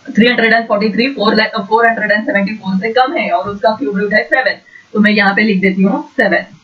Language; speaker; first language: Hindi; non-native, local second language; Marathi